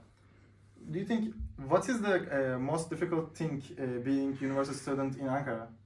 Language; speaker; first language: English; non-native, learner; Turkish